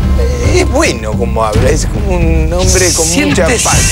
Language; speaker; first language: Spanish; native; Spanish